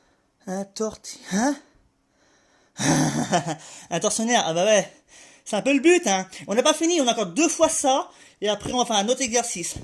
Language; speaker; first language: French; native; French